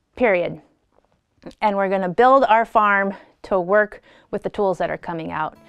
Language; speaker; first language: English; native; English